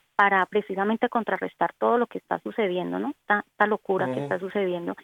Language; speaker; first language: Spanish; native; Spanish